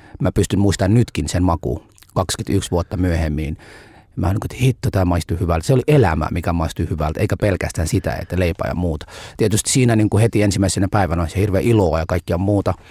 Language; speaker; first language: Finnish; non-native, fluent; Somali